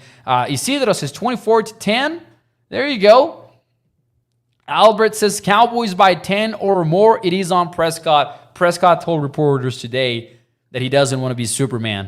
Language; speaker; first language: English; native; English